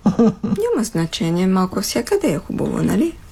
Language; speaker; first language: Bulgarian; non-native, fluent; French